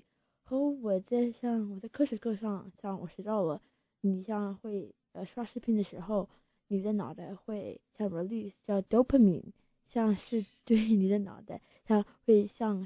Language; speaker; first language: Chinese; early bilingual, heritage; Chinese